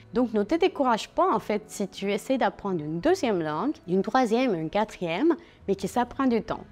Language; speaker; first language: French; non-native, fluent; Spanish